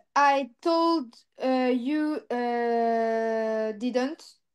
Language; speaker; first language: English; non-native, learner; French